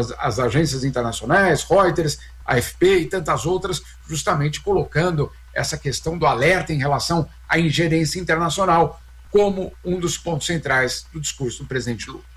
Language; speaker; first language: Portuguese; native; Portuguese